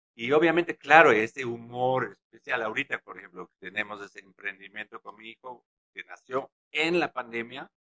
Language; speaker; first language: Spanish; non-native, fluent; German